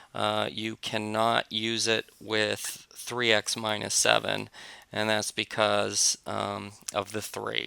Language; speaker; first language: English; native; English